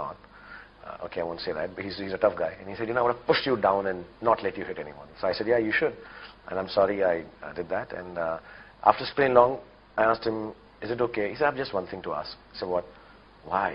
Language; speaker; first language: English; non-native, local second language; Hindi